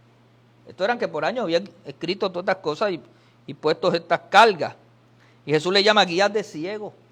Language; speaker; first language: Spanish; native; Spanish